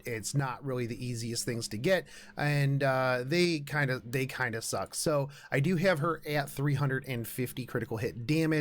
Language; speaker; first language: English; native; English